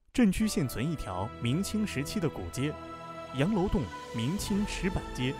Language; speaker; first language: Chinese; native; Chinese